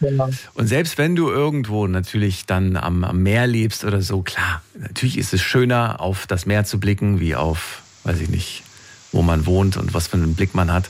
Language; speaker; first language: German; native; German